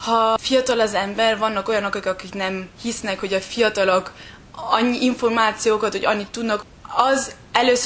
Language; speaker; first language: Hungarian; early bilingual, heritage; German